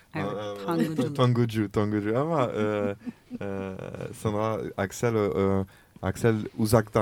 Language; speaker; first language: Turkish; non-native, learner; French